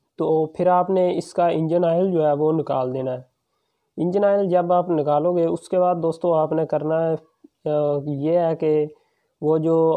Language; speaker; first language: Urdu; non-native, local second language; Punjabi